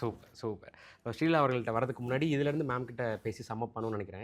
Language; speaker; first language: Tamil; native; Tamil